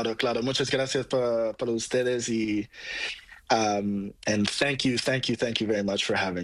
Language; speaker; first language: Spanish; non-native, learner; Portuguese